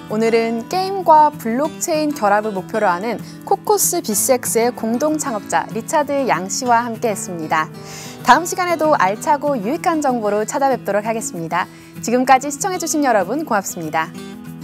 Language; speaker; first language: Korean; native; Korean